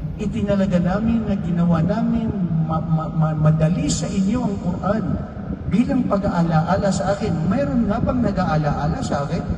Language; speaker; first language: Filipino; non-native, local second language; Maranao